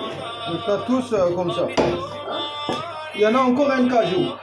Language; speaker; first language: French; non-native, learner; Arabic